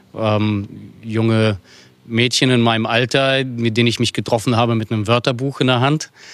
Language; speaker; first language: German; early bilingual, other home language; Russian